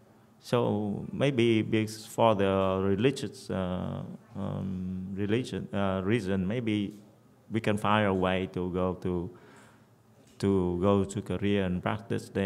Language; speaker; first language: English; non-native, fluent; Vietnamese